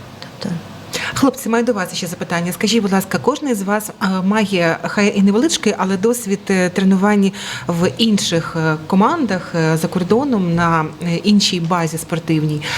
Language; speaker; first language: Ukrainian; native; Ukrainian